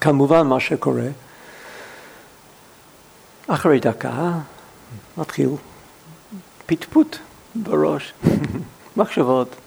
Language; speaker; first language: Hebrew; non-native, fluent; English